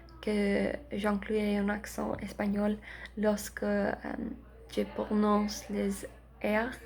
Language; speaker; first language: French; non-native, learner; Spanish